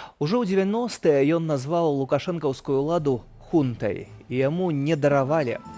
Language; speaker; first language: Belarusian; native; Belarusian